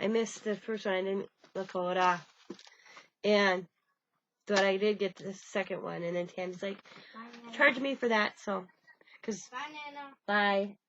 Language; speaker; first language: English; native; English